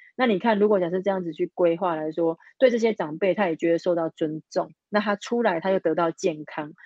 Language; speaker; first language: Chinese; native; Chinese